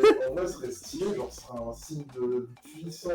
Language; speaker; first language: French; native; French